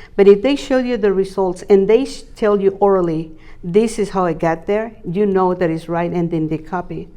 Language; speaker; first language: English; non-native, fluent; Spanish